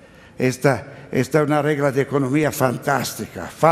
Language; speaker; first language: Spanish; non-native, learner; Italian